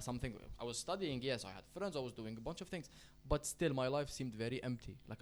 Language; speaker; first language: English; non-native, fluent; Arabic